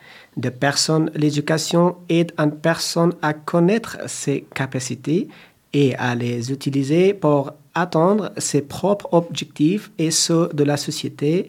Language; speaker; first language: French; non-native, fluent; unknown